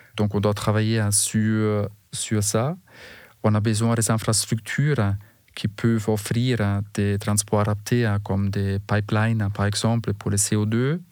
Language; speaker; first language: French; non-native, fluent; German